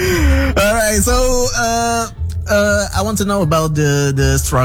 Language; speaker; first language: English; non-native, learner; Indonesian